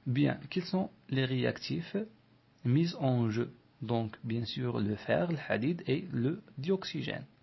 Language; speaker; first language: French; non-native, local second language; Arabic